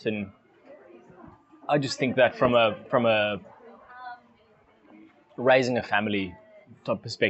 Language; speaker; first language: English; non-native, local second language; Afrikaans